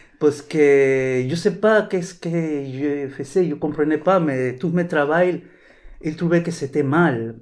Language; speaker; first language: French; non-native, learner; Spanish